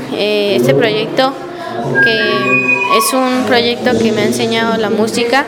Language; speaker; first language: Spanish; native; Spanish